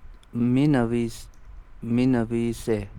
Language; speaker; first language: Persian; non-native, learner; Urdu